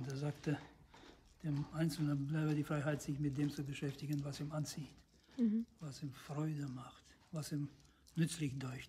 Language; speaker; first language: German; non-native, fluent; Russian